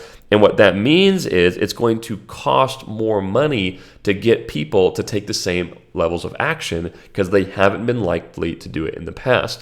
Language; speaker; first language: English; native; English